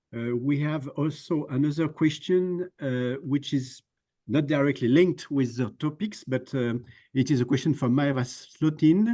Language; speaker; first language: English; non-native, fluent; French